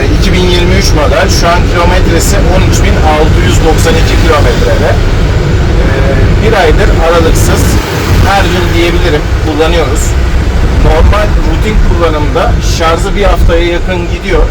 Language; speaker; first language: Turkish; native; Turkish